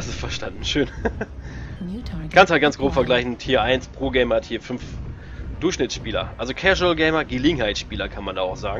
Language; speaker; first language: German; native; German